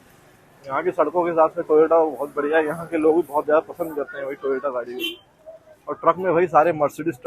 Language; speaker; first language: Hindi; native; Hindi